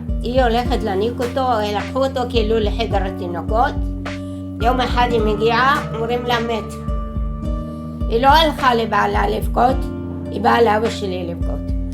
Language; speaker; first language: Hebrew; early bilingual, other home language; Arabic